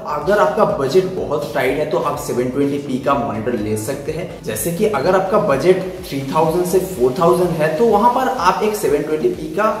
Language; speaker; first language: Hindi; non-native, local second language; Bangla